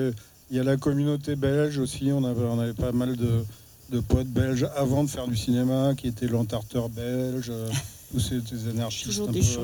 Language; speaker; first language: French; native; French